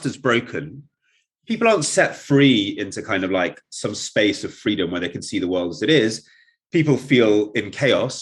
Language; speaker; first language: English; non-native, local second language; Russian